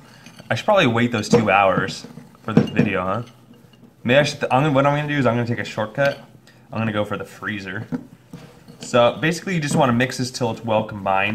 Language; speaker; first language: English; native; English